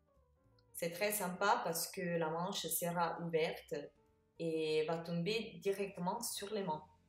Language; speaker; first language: French; non-native, fluent; Italian